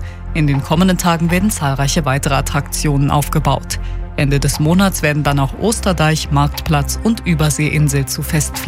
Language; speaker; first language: German; native; German